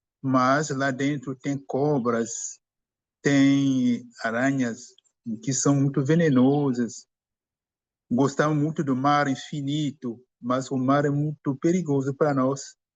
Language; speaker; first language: Portuguese; non-native, fluent; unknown